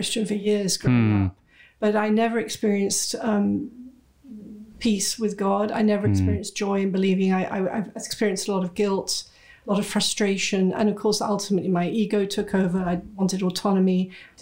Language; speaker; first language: English; native; English